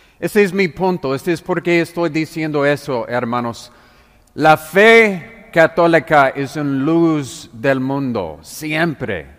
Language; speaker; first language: Spanish; non-native, fluent; English